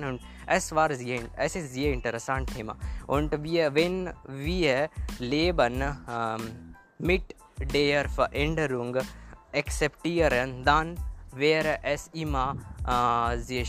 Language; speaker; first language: German; non-native, learner; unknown